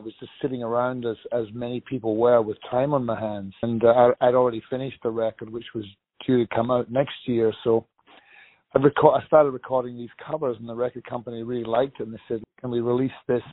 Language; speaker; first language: English; native; English